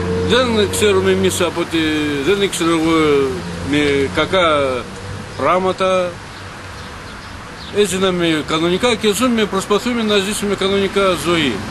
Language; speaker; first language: Greek; non-native, learner; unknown